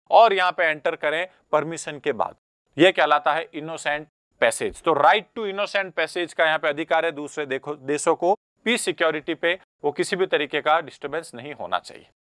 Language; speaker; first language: Hindi; native; Hindi